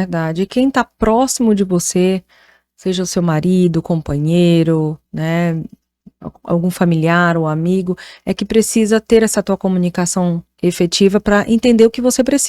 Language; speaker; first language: Portuguese; native; Portuguese